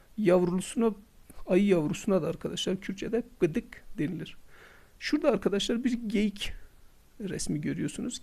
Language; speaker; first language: Turkish; non-native, local second language; Kurdish